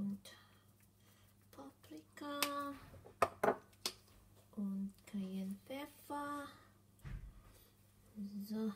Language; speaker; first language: German; non-native, learner; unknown